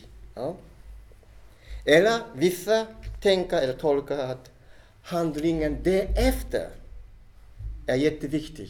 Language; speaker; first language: Swedish; non-native, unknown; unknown